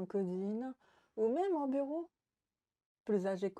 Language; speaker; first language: French; non-native, fluent; Japanese